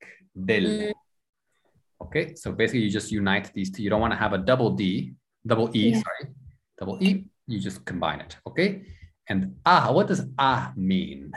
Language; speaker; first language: English; non-native, fluent; Spanish